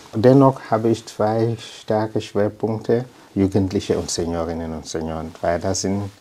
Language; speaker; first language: German; non-native, fluent; English